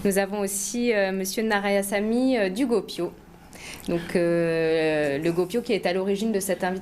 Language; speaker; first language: French; native; French